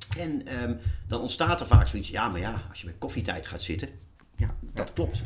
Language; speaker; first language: Dutch; native; Dutch